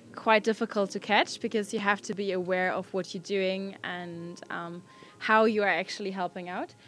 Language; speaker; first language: English; non-native, fluent; German